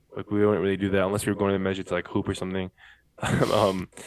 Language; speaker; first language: English; native; English